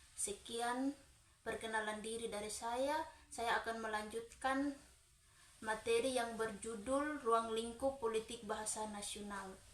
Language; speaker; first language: Indonesian; non-native, local second language; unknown